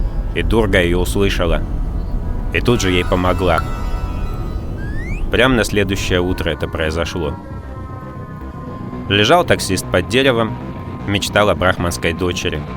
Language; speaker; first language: Russian; native; Russian